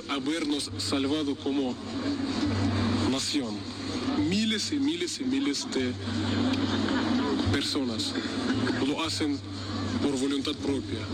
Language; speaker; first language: Spanish; non-native, fluent; Russian